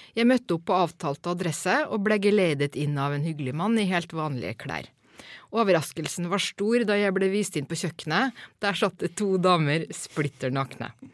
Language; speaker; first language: Norwegian; native; Norwegian